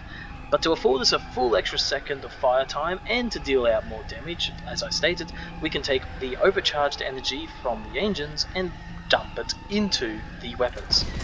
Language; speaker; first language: English; native; English